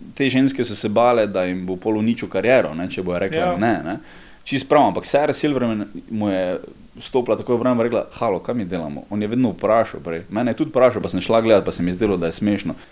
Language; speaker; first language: Slovenian; native; Slovenian